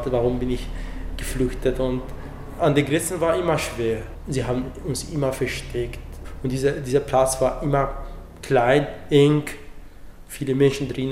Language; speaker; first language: German; non-native, fluent; Arabic